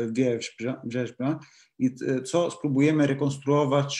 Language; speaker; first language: Polish; non-native, learner; Italian